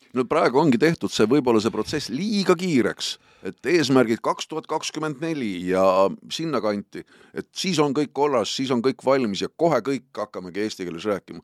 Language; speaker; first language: Estonian; native; Estonian